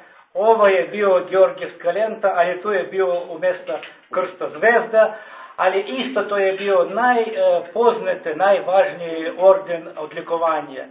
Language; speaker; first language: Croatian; non-native, learner; Russian